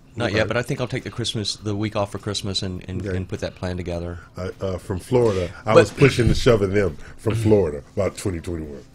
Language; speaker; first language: English; native; English